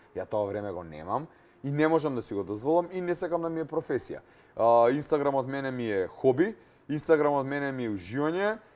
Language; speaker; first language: Macedonian; native; Macedonian